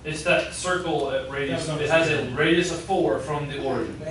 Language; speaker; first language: English; native; English